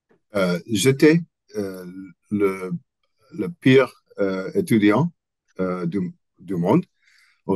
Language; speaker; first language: French; non-native, learner; English